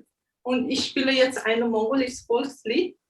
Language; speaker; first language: German; non-native, learner; Mongolian